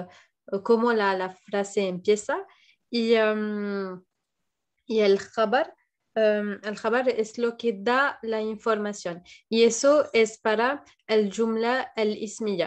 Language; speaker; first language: Spanish; non-native, fluent; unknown